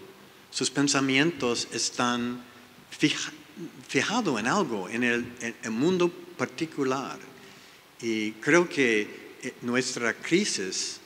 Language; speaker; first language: Spanish; non-native, learner; English